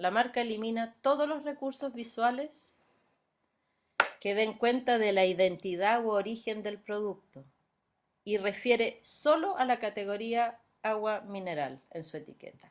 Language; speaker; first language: Spanish; native; Spanish